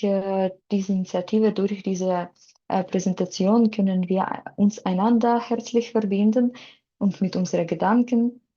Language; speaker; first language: German; non-native, learner; Russian